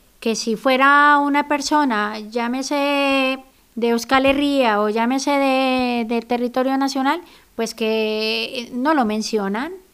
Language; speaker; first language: Spanish; native; Spanish